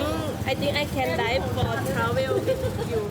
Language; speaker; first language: English; non-native, learner; Thai